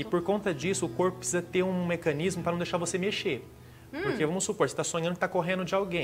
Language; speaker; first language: Portuguese; native; Portuguese